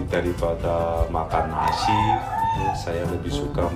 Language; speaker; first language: Indonesian; non-native, fluent; Korean